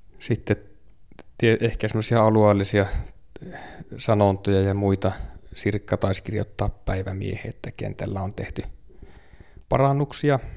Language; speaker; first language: Finnish; native; Finnish